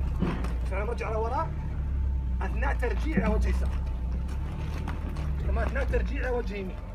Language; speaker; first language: Arabic; native; Arabic